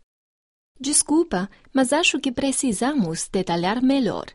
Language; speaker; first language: Portuguese; non-native, fluent; Chinese